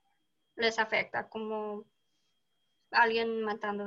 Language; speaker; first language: Spanish; early bilingual, heritage; Spanish